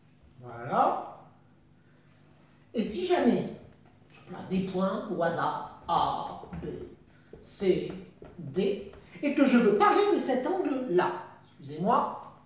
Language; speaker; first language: French; native; French